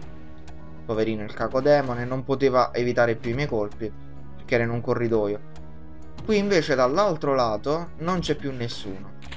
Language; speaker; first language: Italian; native; Italian